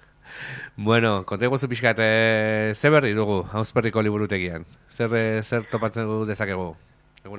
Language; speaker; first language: Basque; native; Basque